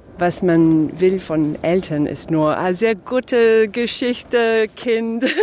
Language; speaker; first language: German; non-native, fluent; English